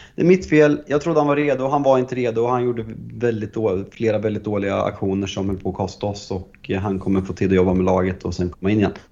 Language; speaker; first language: Swedish; native; Swedish